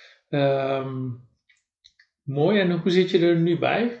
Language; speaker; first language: Dutch; native; Dutch